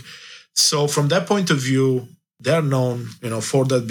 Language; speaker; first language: English; non-native, fluent; Romanian